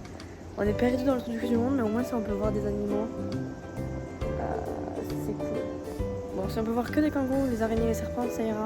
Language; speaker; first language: French; native; French